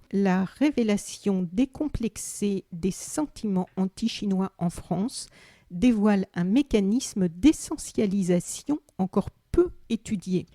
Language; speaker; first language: French; native; French